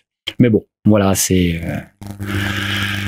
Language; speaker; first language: French; native; French